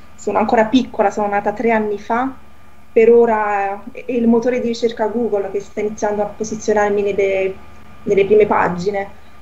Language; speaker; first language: Italian; native; Italian